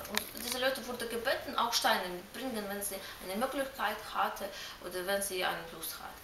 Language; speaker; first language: German; non-native, learner; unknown